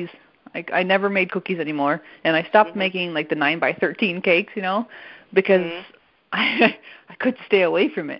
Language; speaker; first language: English; non-native, fluent; French